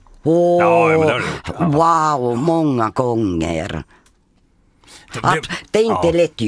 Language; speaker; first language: Swedish; non-native, learner; Finnish